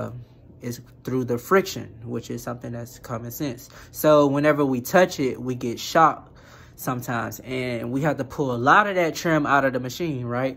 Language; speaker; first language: English; native; English